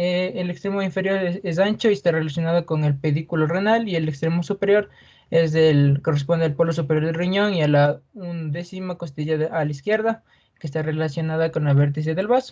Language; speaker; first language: Spanish; native; Spanish